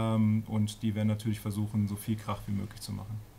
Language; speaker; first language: German; native; German